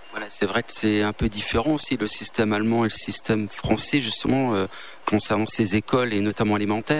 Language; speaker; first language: French; native; French